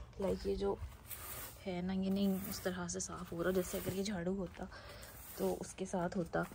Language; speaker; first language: Urdu; native; Urdu